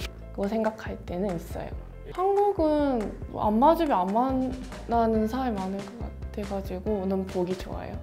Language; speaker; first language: Korean; non-native, fluent; Japanese